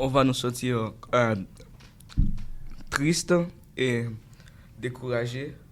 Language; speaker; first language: French; non-native, local second language; Haitian Creole